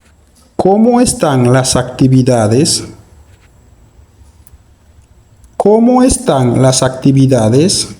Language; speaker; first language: Spanish; non-native, fluent; Haitian Creole